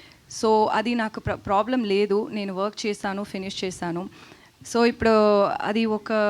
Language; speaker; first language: Telugu; non-native, learner; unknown